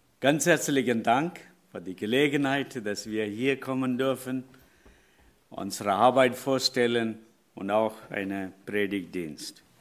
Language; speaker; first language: German; non-native, learner; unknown